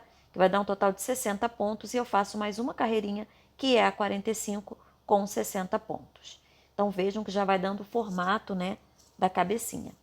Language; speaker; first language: Portuguese; native; Portuguese